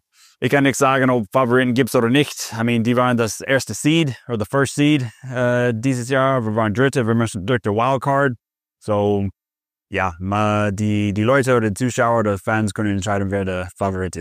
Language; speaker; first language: German; non-native, fluent; English